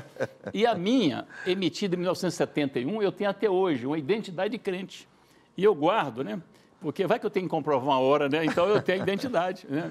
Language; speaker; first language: Portuguese; native; Portuguese